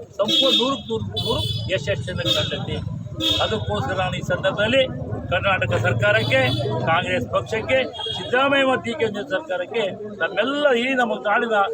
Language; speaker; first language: Kannada; native; Kannada